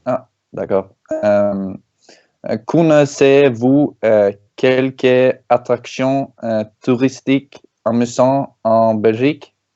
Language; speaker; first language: French; non-native, learner; Norwegian